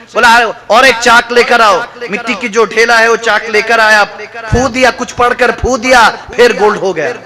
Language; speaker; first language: Bangla; early bilingual, other home language; Arabic